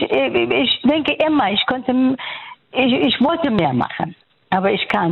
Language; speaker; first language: German; non-native, fluent; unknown